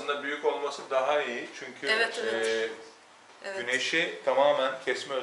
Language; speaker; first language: Turkish; native; Turkish